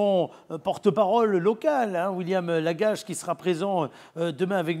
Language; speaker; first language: French; native; French